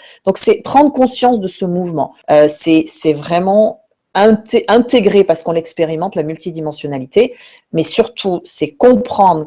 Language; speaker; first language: French; native; French